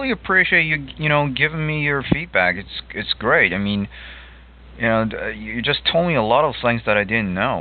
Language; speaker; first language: English; non-native, fluent; Japanese